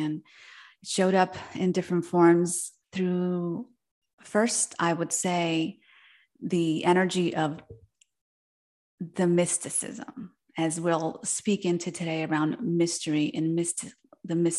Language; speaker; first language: English; early bilingual, other home language; Spanish